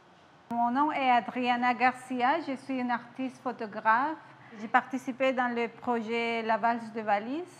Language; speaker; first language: French; non-native, fluent; Spanish